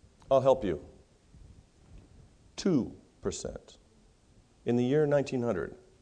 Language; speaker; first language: English; native; English